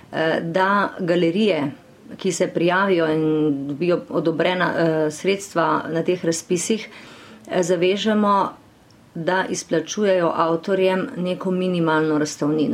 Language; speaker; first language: Slovenian; native; Slovenian